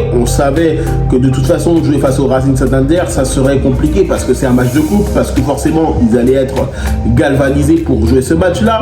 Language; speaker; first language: French; native; French